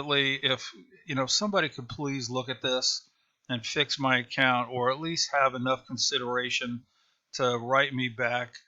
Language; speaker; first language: English; native; English